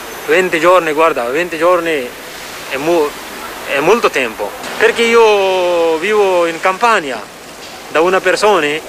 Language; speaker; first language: Italian; non-native, learner; Persian